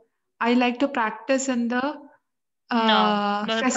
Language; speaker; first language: English; non-native, learner; French